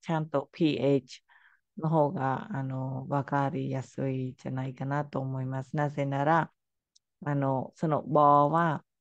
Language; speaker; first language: Japanese; non-native, fluent; Khmer